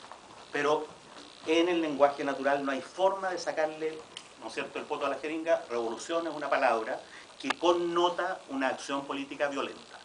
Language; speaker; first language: Spanish; native; Spanish